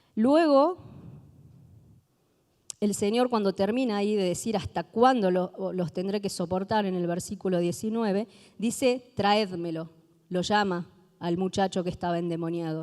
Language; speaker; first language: Spanish; native; Spanish